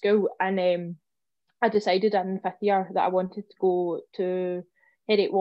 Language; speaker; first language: English; native; English